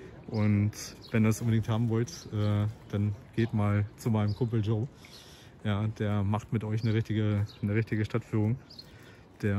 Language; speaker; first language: German; native; German